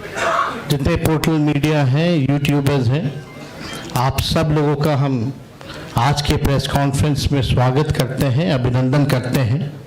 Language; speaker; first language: Hindi; native; Hindi